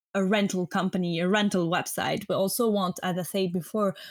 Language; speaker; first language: English; non-native, fluent; French